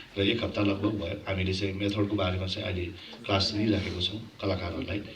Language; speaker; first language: Nepali; non-native, local second language; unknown